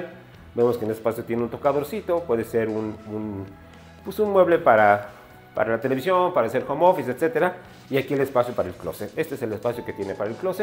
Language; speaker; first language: Spanish; native; Spanish